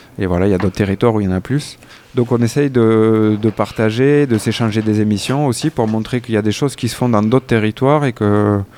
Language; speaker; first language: French; native; French